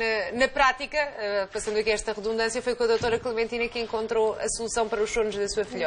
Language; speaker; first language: Portuguese; native; Portuguese